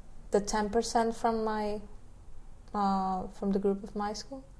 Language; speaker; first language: English; non-native, fluent; Spanish